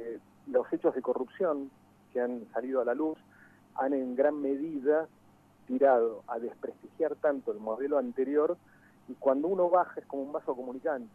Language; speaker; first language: Spanish; native; Spanish